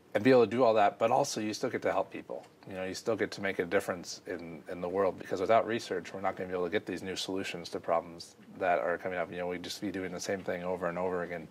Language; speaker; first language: English; native; English